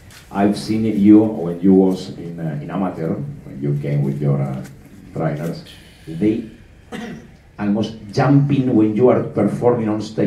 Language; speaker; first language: English; non-native, fluent; Spanish